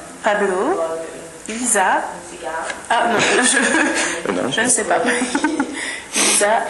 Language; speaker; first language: French; non-native, fluent; English